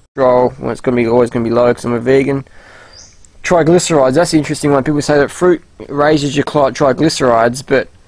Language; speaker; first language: English; native; English